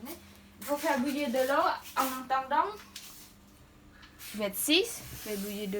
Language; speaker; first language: French; non-native, learner; Khmer